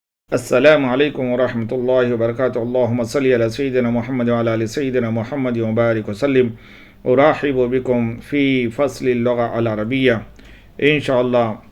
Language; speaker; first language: Arabic; non-native, fluent; Urdu